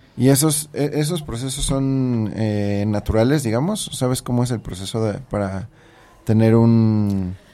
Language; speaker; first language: Spanish; native; Spanish